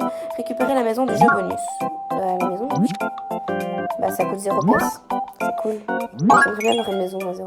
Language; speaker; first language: French; native; French